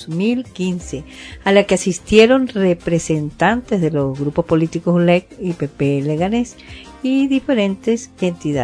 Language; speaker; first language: Spanish; native; Spanish